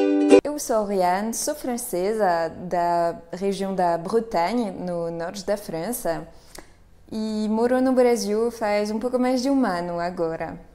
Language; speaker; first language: Portuguese; non-native, fluent; French